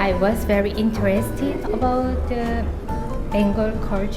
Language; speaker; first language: English; non-native, learner; Korean